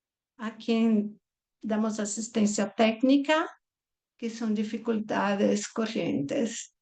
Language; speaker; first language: Spanish; non-native, fluent; Portuguese